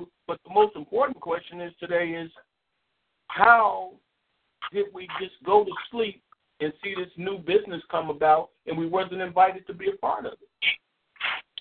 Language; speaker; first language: English; native; English